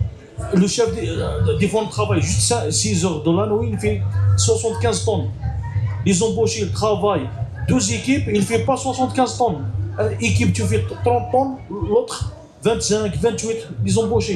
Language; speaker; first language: French; non-native, learner; Arabic